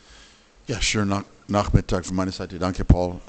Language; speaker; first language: German; non-native, learner; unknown